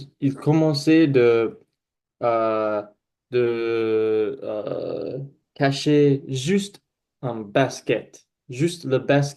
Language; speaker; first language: French; non-native, learner; English